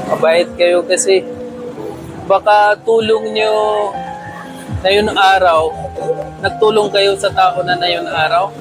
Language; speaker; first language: Filipino; non-native, learner; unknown